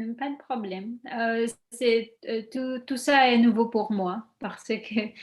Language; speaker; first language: French; non-native, learner; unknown